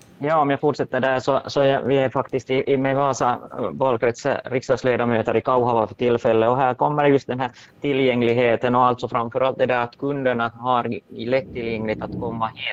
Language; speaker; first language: Swedish; native; Swedish